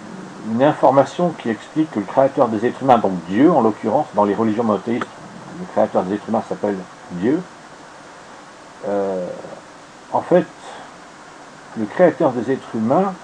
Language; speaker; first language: French; native; French